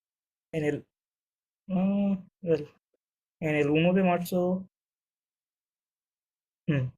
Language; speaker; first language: Spanish; non-native, fluent; Bangla